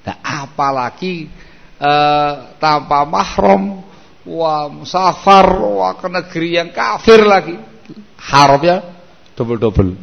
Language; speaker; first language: Indonesian; non-native, local second language; Javanese